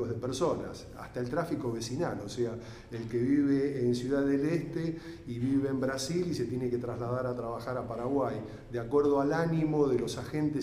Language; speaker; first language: Spanish; native; Spanish